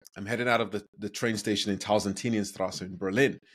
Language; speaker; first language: English; non-native, local second language; Yoruba